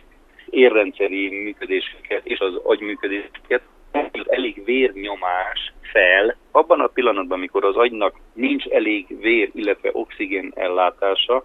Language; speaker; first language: Hungarian; native; Hungarian